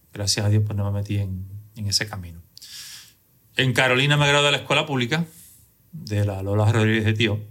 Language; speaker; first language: Spanish; native; Spanish